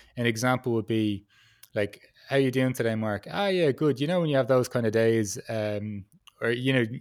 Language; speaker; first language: English; native; English